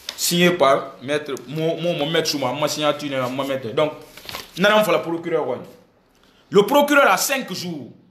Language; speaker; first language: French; non-native, local second language; Susu